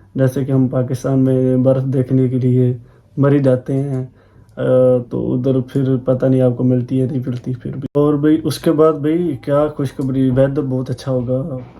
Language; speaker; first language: Urdu; non-native, local second language; Punjabi